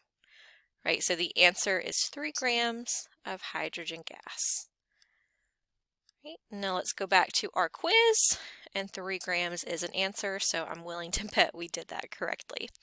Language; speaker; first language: English; native; English